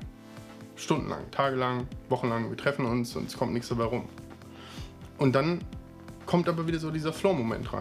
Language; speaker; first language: German; native; German